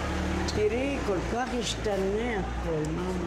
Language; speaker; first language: Hebrew; non-native, fluent; Spanish